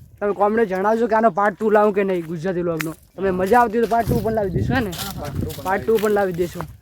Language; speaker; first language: Gujarati; non-native, local second language; Hindi